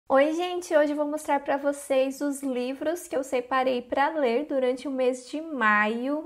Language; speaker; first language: Portuguese; native; Portuguese